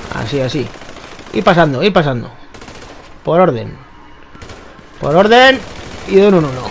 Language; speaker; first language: Spanish; native; Spanish